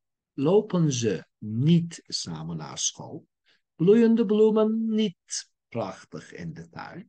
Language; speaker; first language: Dutch; non-native, fluent; Turkish